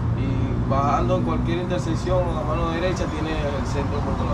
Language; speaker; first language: Spanish; native; Spanish